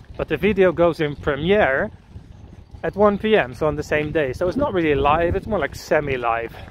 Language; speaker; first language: English; non-native, fluent; Dutch